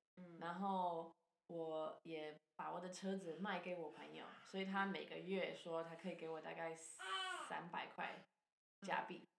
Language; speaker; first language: Chinese; non-native, fluent; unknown